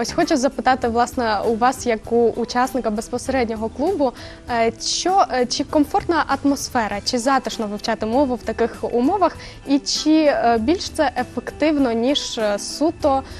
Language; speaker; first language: Ukrainian; native; Ukrainian